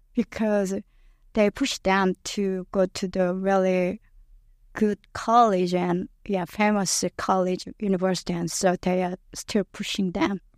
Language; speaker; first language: English; non-native, learner; Korean